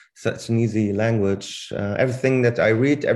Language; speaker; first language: English; non-native, fluent; Swiss German